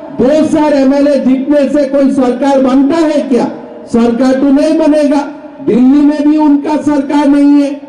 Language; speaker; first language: Hindi; non-native, local second language; Assamese